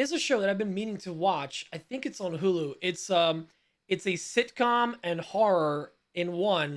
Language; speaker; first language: English; native; English